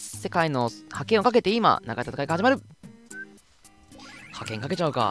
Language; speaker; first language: Japanese; native; Japanese